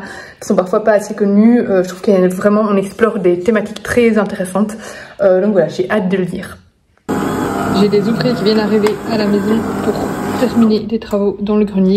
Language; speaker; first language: French; native; French